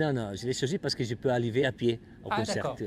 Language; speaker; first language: French; non-native, fluent; Italian